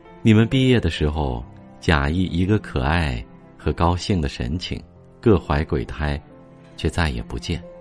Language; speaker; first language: Chinese; native; Chinese